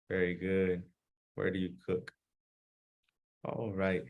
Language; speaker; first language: English; early bilingual, other home language; Spanish